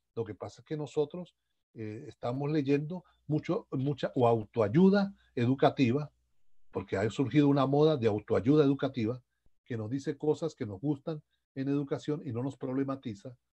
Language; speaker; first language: Spanish; native; Spanish